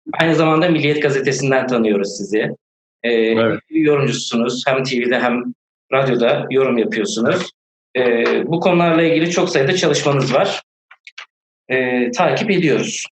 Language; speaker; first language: Turkish; native; Turkish